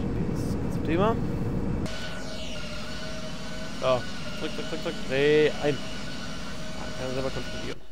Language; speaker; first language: German; native; German